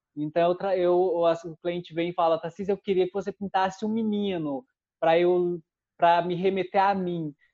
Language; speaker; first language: Portuguese; native; Portuguese